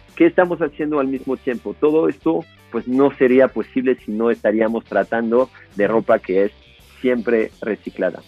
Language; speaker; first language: Spanish; non-native, fluent; French